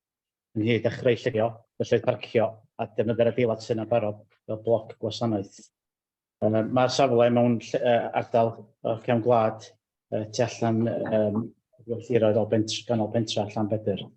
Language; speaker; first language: Welsh; native; Welsh